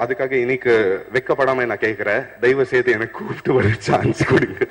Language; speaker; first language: Tamil; non-native, fluent; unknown